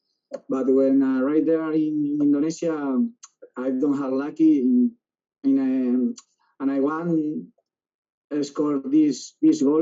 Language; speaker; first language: English; non-native, learner; Spanish